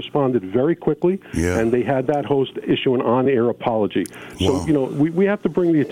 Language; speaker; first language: English; early bilingual, other home language; Sicilian